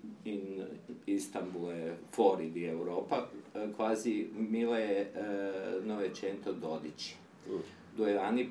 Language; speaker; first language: Italian; non-native, learner; Serbian